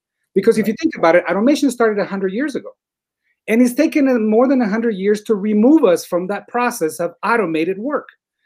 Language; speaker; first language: English; non-native, fluent; Spanish